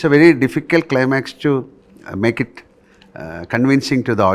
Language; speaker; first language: English; non-native, local second language; Malayalam